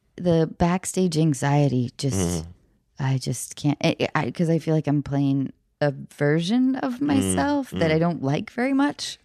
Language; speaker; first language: English; native; English